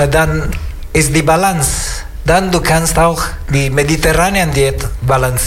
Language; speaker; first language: German; non-native, learner; Italian